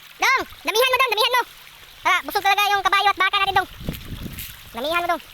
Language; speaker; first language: Filipino; non-native, local second language; Cebuano